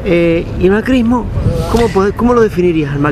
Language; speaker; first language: Spanish; native; Spanish